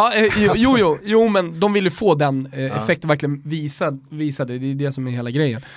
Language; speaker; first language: Swedish; native; Swedish